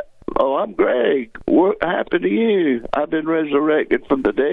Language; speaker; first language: English; native; English